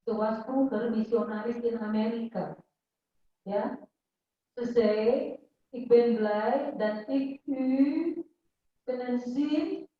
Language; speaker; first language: Dutch; non-native, fluent; Indonesian